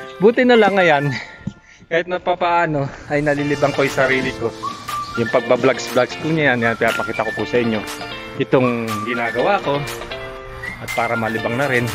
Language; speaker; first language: Filipino; non-native, local second language; Pampanga